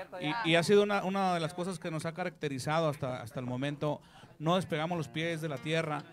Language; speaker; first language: Spanish; native; Spanish